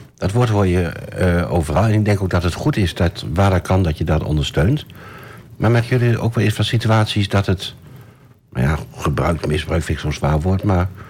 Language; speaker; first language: Dutch; native; Dutch